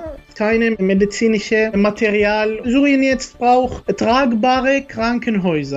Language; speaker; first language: German; non-native, learner; Arabic